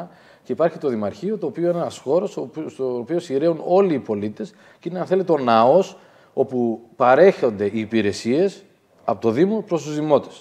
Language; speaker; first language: Greek; native; Greek